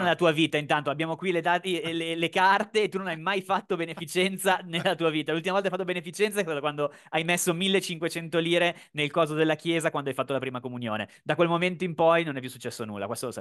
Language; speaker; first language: Italian; native; Italian